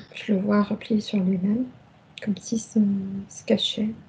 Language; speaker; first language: French; native; French